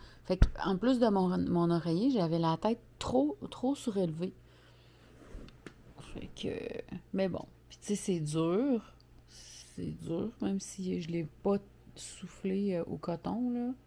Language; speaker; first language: French; native; French